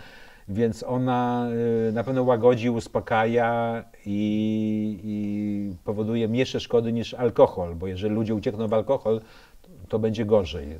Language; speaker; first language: Polish; native; Polish